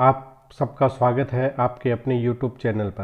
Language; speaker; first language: Hindi; native; Hindi